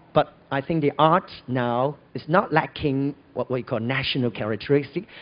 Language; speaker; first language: English; non-native, local second language; Cantonese